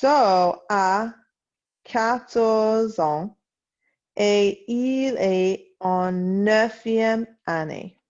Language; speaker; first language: French; non-native, fluent; English